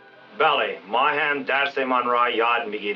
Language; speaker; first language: Persian; non-native, learner; English